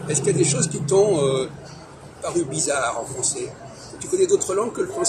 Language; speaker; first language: French; native; French